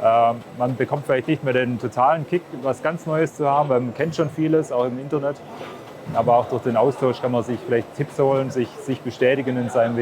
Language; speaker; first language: German; native; German